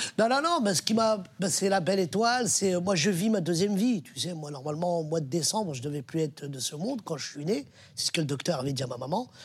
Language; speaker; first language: French; early bilingual, other home language; Arabic